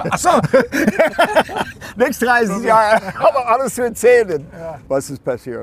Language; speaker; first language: German; non-native, fluent; English